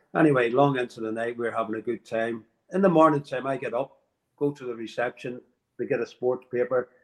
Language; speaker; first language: English; native; English